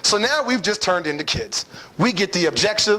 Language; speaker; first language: English; native; English